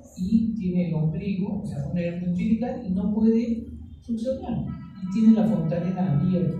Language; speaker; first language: Spanish; native; Spanish